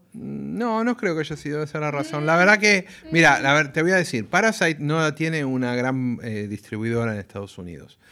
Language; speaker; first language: Spanish; native; Spanish